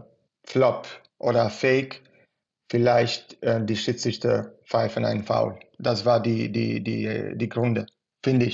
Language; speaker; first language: German; non-native, fluent; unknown